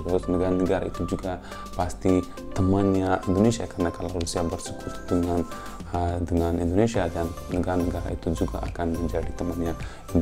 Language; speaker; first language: Indonesian; non-native, fluent; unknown